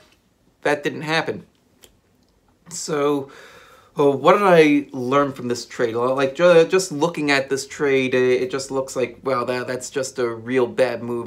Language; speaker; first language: English; native; English